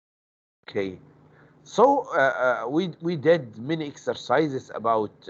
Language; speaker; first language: English; non-native, fluent; Arabic